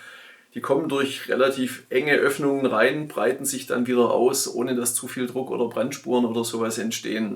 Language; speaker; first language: German; native; German